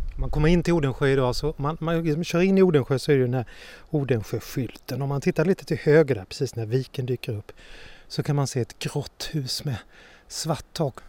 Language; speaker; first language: Swedish; native; Swedish